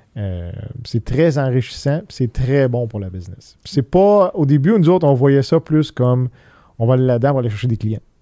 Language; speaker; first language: French; early bilingual, other home language; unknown